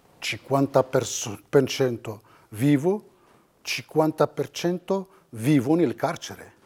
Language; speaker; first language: Italian; non-native, fluent; Arabic